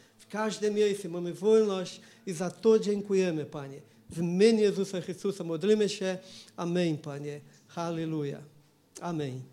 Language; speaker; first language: Polish; non-native, learner; Portuguese